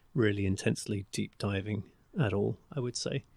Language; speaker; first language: English; native; English